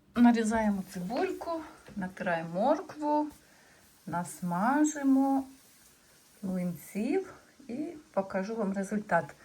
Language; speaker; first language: Ukrainian; native; Ukrainian